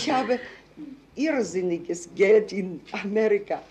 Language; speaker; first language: German; non-native, fluent; Polish